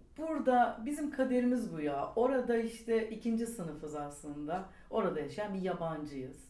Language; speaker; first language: Turkish; native; Turkish